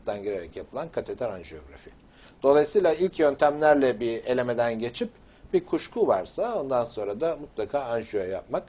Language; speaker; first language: Turkish; native; Turkish